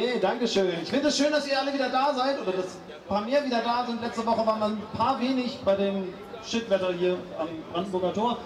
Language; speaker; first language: German; native; German